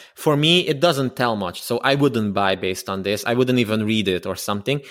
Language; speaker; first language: English; non-native, fluent; Romanian